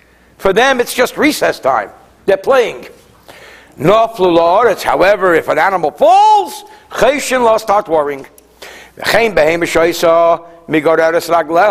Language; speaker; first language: English; native; English